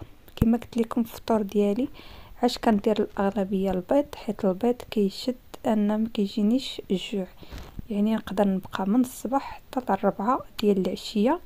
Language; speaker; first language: Arabic; native; Arabic